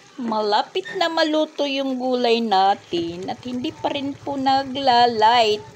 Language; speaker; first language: Filipino; non-native, local second language; Waray